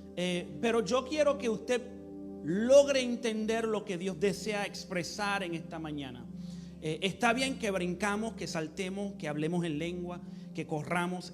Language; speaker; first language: Spanish; early bilingual, heritage; English